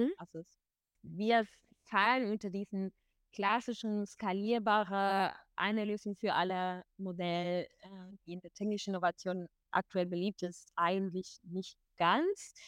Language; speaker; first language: German; non-native, fluent; Spanish